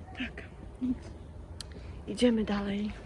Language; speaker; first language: Polish; non-native, learner; Russian